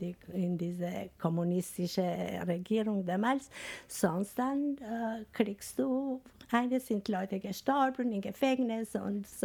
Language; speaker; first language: German; non-native, fluent; Albanian